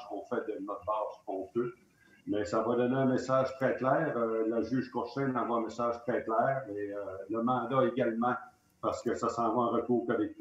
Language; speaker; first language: French; native; French